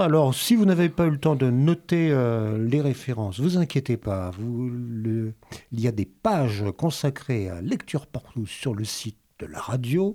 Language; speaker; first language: French; native; French